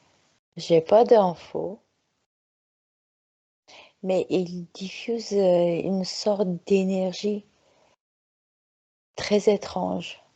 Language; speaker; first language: French; non-native, fluent; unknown